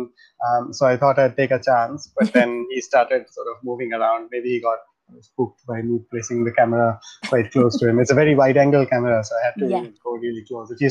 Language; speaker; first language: English; non-native, local second language; Bangla